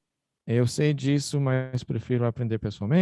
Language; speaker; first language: Portuguese; non-native, fluent; English